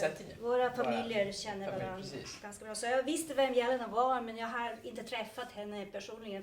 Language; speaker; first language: Swedish; non-native, fluent; Serbian